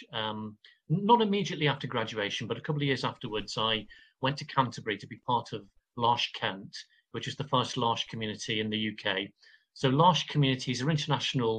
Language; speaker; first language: English; native; English